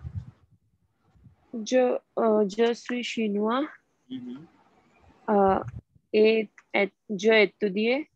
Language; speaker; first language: French; non-native, learner; Punjabi